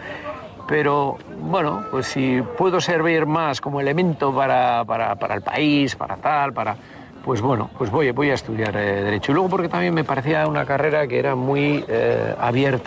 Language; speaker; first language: Spanish; native; Spanish